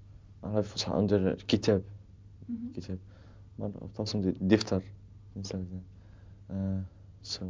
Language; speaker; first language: Dutch; non-native, learner; Arabic